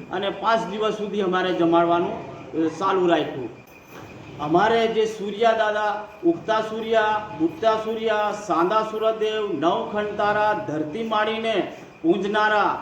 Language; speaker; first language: Gujarati; non-native, local second language; Rathawi